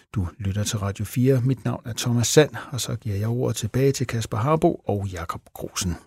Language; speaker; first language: Danish; native; Danish